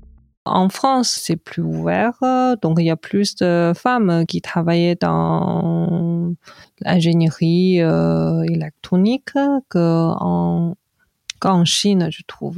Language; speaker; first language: French; non-native, fluent; Chinese